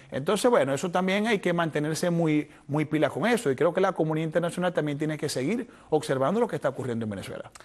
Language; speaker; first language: Spanish; native; Spanish